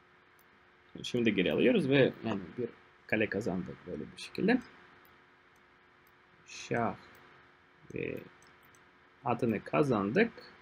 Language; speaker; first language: Turkish; non-native, fluent; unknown